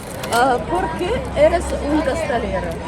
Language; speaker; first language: Spanish; non-native, learner; Russian